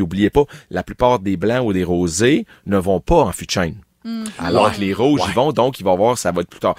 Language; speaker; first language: French; native; French